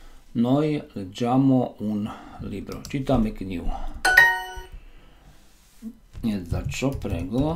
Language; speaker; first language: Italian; non-native, learner; Slovak